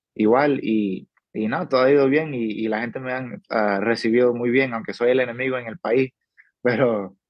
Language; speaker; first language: Spanish; early bilingual, heritage; Spanish